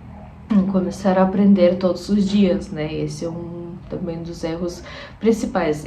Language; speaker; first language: Portuguese; non-native, fluent; Russian